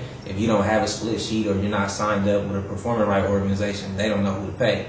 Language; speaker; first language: English; native; English